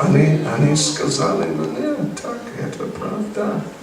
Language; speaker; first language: Russian; non-native, learner; English